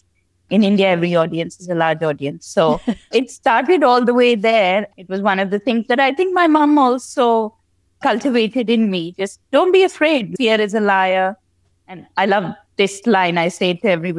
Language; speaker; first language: English; non-native, local second language; Hindi